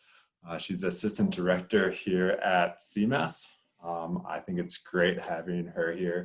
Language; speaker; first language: English; native; English